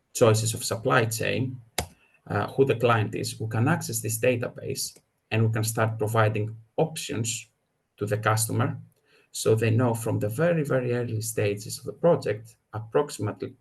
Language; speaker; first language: English; non-native, fluent; Greek